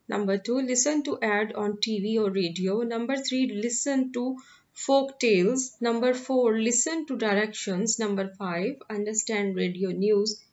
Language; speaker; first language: English; non-native, local second language; Urdu